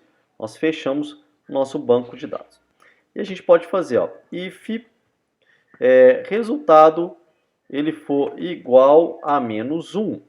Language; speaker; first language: Portuguese; native; Portuguese